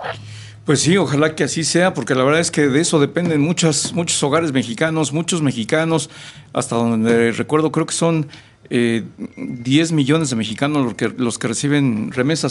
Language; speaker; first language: Spanish; native; Spanish